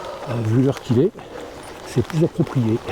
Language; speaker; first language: French; native; French